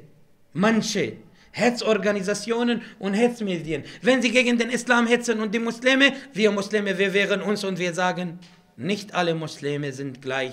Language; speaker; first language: German; non-native, fluent; Arabic